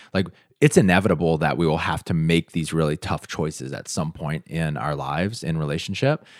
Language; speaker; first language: English; native; English